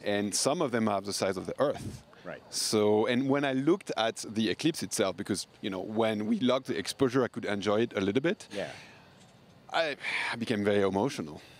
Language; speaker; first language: English; non-native, fluent; French